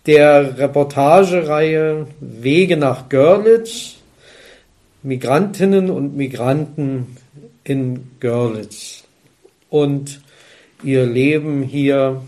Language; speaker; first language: German; native; German